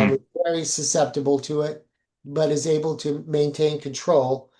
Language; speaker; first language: English; native; English